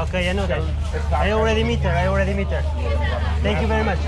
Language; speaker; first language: English; non-native, learner; Portuguese